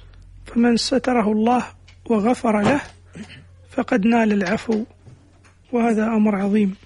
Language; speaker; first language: Arabic; native; Arabic